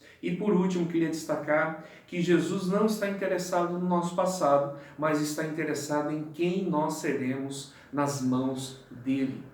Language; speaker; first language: Portuguese; native; Portuguese